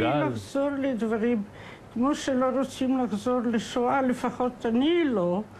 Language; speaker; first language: Hebrew; non-native, fluent; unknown